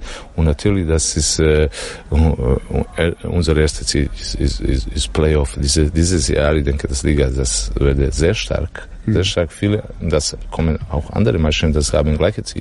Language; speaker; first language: German; non-native, learner; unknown